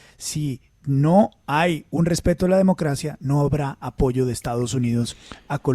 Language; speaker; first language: Spanish; native; Spanish